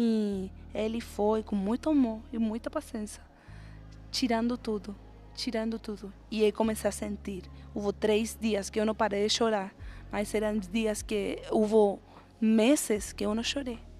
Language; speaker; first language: Portuguese; non-native, fluent; Spanish